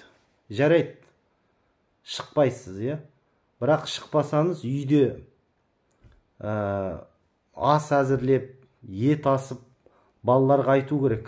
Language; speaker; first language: Kazakh; native; Kazakh